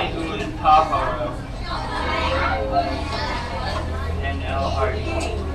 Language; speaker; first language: Spanish; non-native, learner; English